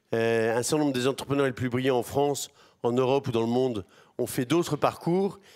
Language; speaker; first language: French; native; French